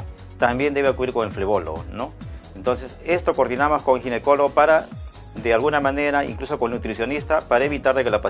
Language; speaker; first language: Spanish; native; Spanish